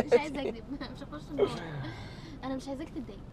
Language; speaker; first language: Arabic; native; Arabic